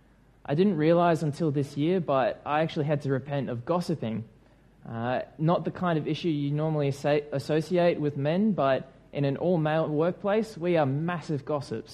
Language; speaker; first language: English; native; English